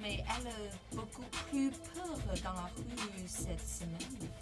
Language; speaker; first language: French; non-native, learner; Chinese